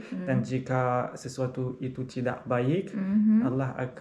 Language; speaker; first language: Indonesian; non-native, learner; Arabic